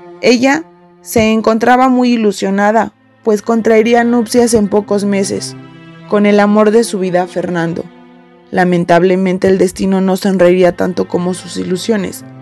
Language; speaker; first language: Spanish; native; Spanish